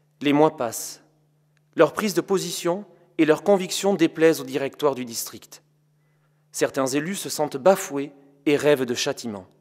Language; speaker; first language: French; native; French